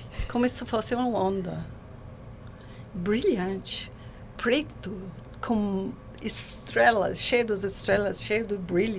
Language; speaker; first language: Portuguese; non-native, learner; English